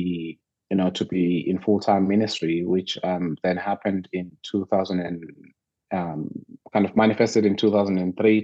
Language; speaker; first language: English; non-native, local second language; Zulu